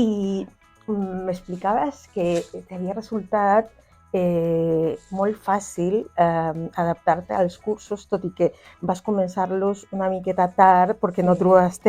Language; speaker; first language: Catalan; non-native, fluent; Spanish